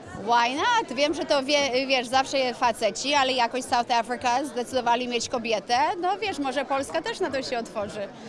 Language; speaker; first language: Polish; early bilingual, heritage; Polish